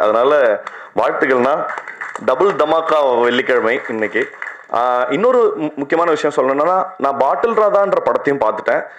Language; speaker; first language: Tamil; native; Tamil